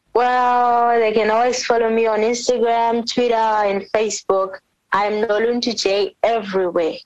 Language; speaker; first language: English; non-native, local second language; North Ndebele